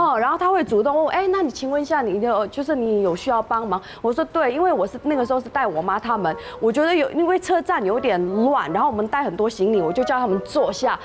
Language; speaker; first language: Chinese; native; Chinese